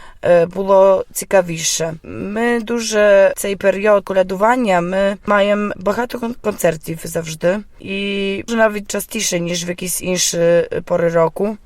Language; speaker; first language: Polish; non-native, local second language; Ukrainian